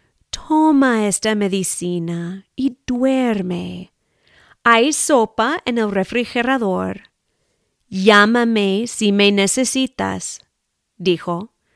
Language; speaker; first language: Spanish; non-native, fluent; English